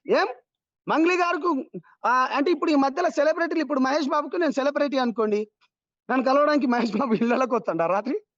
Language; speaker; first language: Telugu; non-native, local second language; Lambadi